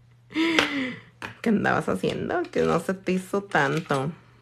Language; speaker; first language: Spanish; early bilingual, heritage; Spanish